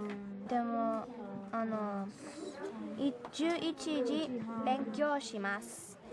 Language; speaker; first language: Japanese; non-native, learner; English